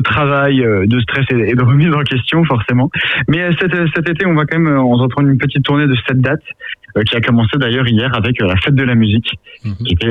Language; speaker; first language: French; native; French